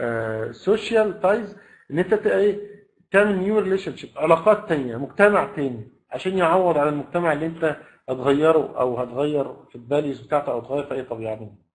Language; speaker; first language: Arabic; native; Arabic